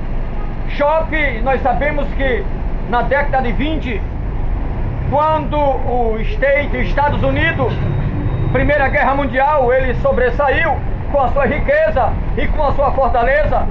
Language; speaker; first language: Portuguese; native; Portuguese